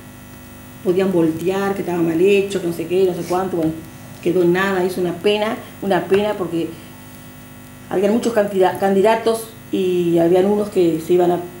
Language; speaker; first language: Spanish; native; Spanish